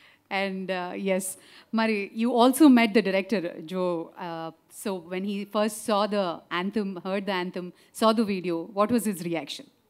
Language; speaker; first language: English; non-native, local second language; Telugu